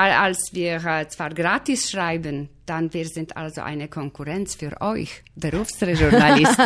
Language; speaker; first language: German; non-native, fluent; Polish